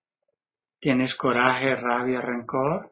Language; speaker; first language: Spanish; native; Spanish